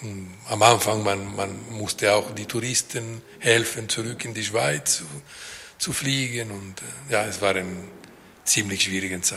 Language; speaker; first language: German; non-native, local second language; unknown